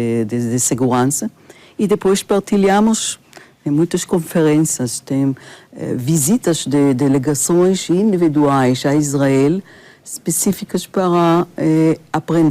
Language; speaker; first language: Portuguese; non-native, fluent; Hebrew